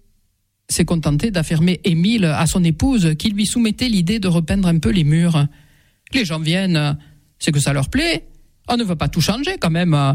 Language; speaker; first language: French; native; French